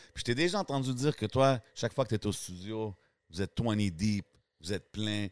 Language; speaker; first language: French; native; French